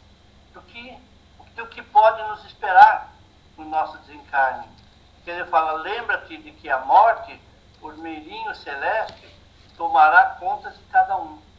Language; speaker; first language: Portuguese; native; Portuguese